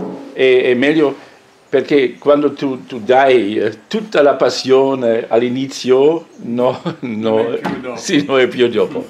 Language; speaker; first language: Italian; non-native, learner; German